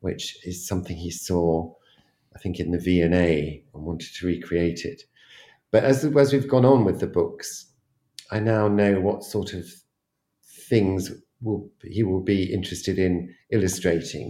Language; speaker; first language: English; native; English